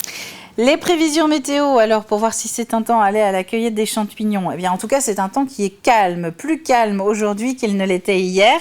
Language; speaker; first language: French; native; French